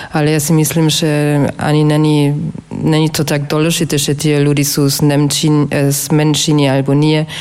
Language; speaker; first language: Slovak; non-native, fluent; German